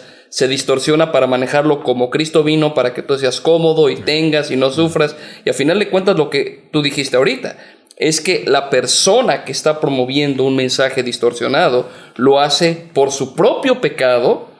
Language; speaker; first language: Spanish; native; Spanish